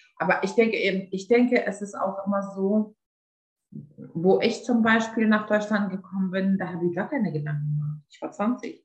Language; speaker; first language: German; non-native, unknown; Lithuanian